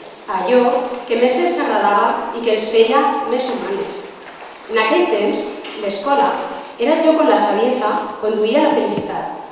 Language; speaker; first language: Catalan; native; Catalan